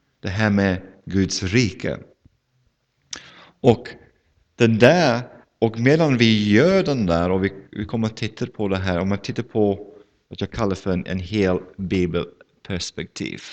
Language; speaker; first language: Swedish; non-native, fluent; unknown